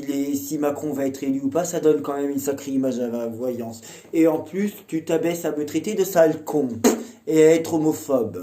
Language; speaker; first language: French; native; French